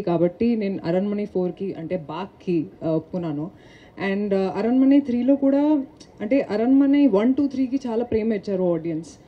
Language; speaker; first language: Telugu; non-native, local second language; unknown